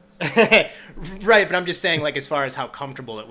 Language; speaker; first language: English; native; English